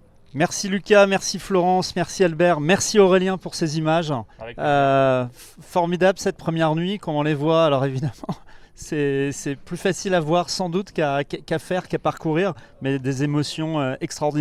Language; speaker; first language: French; native; French